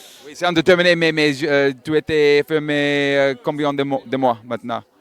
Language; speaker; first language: French; non-native, learner; English